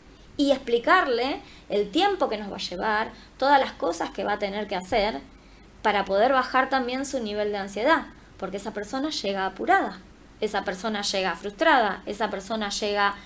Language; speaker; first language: Spanish; native; Spanish